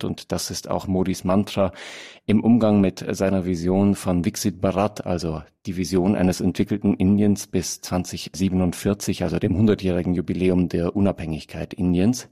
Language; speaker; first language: German; native; German